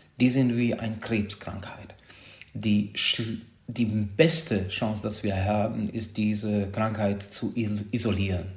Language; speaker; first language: German; non-native, fluent; Hungarian